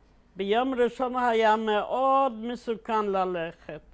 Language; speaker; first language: Hebrew; non-native, fluent; Polish